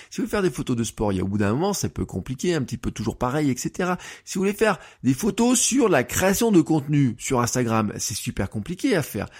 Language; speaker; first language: French; native; French